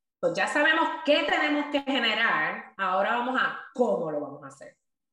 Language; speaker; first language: Spanish; native; Spanish